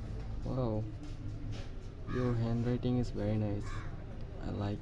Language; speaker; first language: English; non-native, learner; Bangla